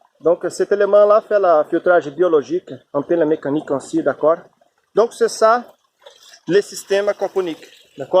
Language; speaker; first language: French; non-native, fluent; Portuguese